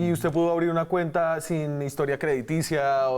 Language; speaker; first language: Spanish; native; Spanish